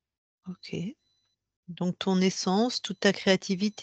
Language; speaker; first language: French; native; French